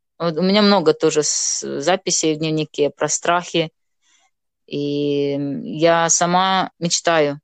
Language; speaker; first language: Russian; non-native, local second language; Gagauz